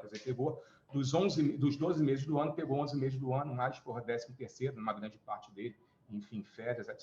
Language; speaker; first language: Portuguese; native; Portuguese